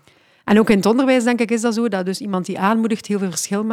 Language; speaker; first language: Dutch; native; Dutch